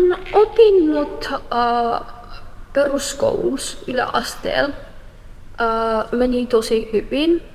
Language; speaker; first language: Finnish; non-native, fluent; Persian